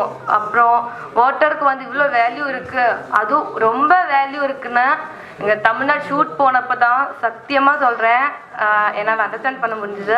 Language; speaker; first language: Tamil; non-native, learner; Malayalam